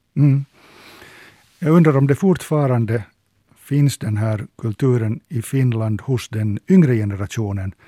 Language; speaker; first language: Swedish; native; Swedish